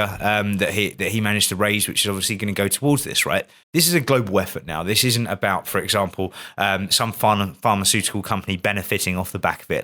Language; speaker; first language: English; native; English